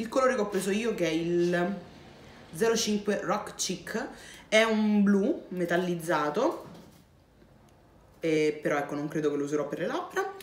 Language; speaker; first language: Italian; native; Italian